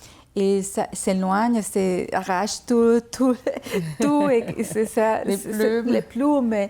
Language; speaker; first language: French; non-native, fluent; Spanish